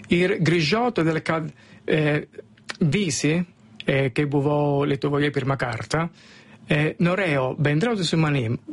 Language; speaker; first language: Lithuanian; non-native, learner; Italian